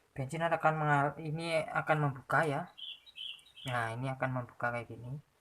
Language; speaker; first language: Indonesian; non-native, local second language; Javanese